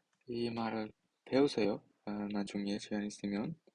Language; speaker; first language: Korean; non-native, fluent; Uzbek